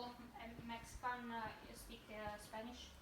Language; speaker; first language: English; non-native, learner; Ukrainian